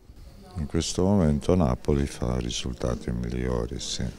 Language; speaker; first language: Italian; non-native, fluent; Czech